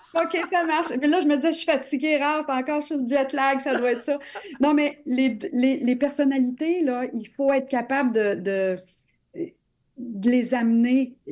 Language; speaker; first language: French; non-native, local second language; English